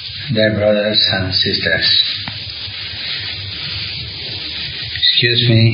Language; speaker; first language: English; non-native, learner; Italian